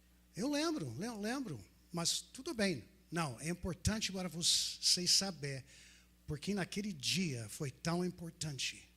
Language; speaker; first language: Portuguese; non-native, fluent; English